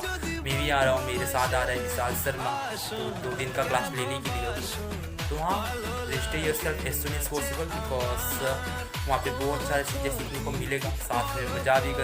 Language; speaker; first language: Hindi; non-native, local second language; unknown